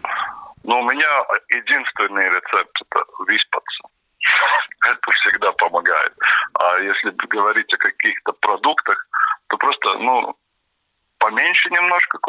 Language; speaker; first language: Russian; non-native, local second language; Latvian